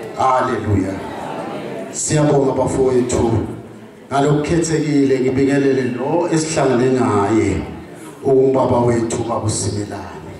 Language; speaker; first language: Zulu; non-native, local second language; Swati